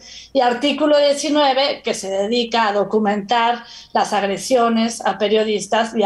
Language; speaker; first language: Spanish; native; Spanish